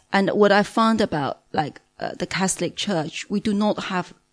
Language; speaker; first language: English; non-native, fluent; Chinese